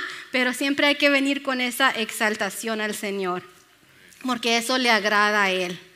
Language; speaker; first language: Spanish; early bilingual, other home language; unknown